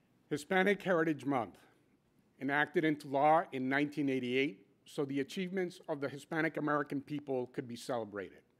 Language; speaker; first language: English; native; English